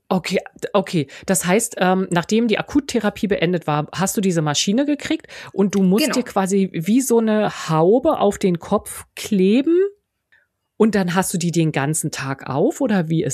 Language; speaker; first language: German; native; German